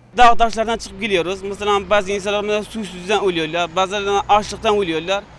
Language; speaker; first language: Turkish; non-native, fluent; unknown